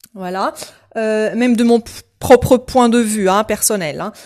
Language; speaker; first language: French; non-native, local second language; Arabic